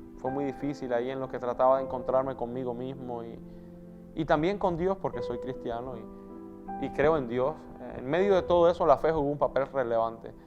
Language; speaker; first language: Spanish; native; Spanish